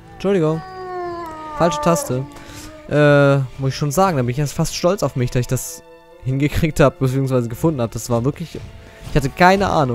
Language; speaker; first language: German; native; German